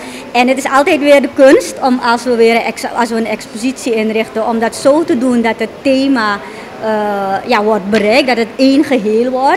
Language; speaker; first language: Dutch; native; Dutch